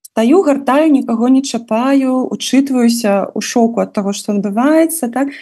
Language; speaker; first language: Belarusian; non-native, local second language; Russian